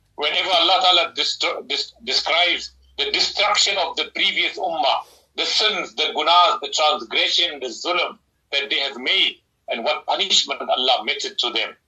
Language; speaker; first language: English; native; English